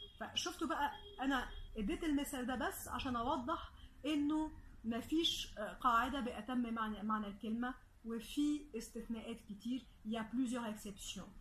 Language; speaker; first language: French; non-native, fluent; Arabic